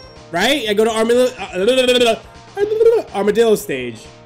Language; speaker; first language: English; native; English